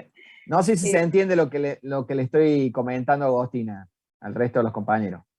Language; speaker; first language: Spanish; native; Spanish